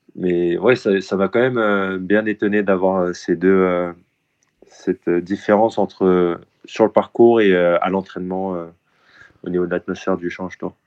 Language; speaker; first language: French; early bilingual, other home language; Korean